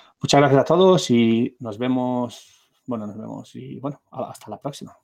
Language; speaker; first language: Spanish; non-native, local second language; Catalan